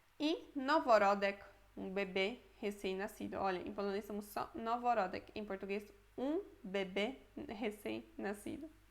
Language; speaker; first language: Portuguese; non-native, fluent; Polish